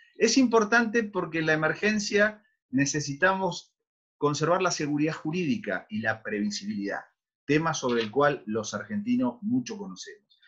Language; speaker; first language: Spanish; native; Spanish